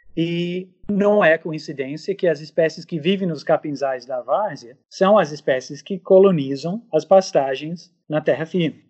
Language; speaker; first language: Portuguese; non-native, fluent; English